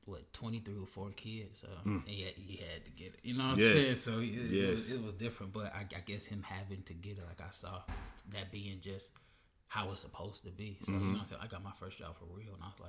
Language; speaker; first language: English; native; English